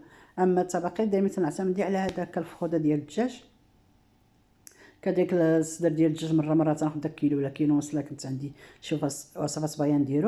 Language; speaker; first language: Arabic; native; Arabic